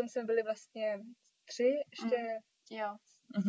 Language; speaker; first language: Czech; early bilingual, heritage; Czech